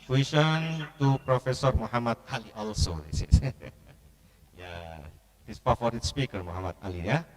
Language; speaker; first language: English; non-native, learner; Indonesian